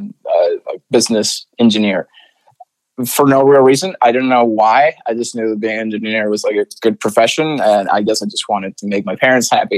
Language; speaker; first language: English; non-native, fluent; Spanish